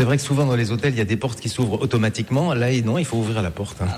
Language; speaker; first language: French; native; French